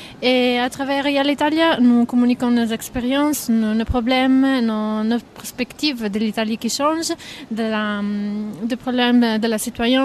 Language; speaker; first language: French; non-native, fluent; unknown